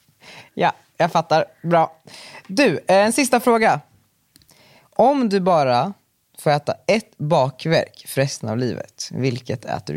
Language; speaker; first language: Swedish; native; Swedish